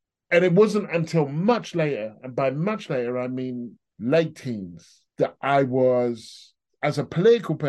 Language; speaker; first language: English; native; English